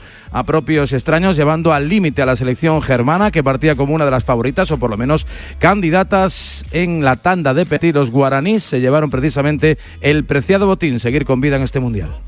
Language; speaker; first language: Spanish; native; Spanish